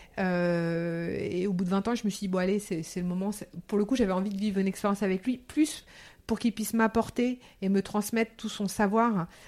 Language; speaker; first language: French; early bilingual, heritage; French